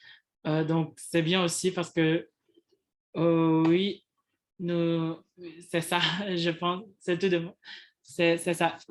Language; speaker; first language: French; non-native, fluent; Indonesian